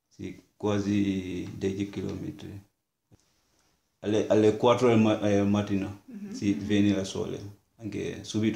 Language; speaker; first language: Italian; non-native, learner; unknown